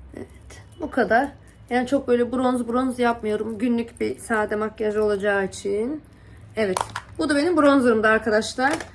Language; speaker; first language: Turkish; early bilingual, heritage; Turkish